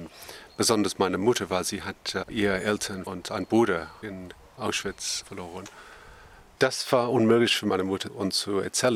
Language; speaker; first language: German; non-native, fluent; English